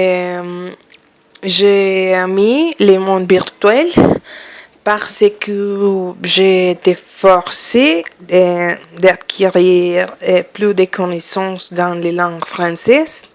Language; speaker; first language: French; non-native, fluent; Spanish